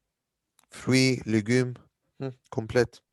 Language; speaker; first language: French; non-native, fluent; Arabic